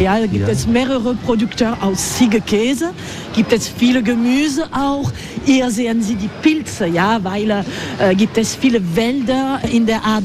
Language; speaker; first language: German; non-native, learner; French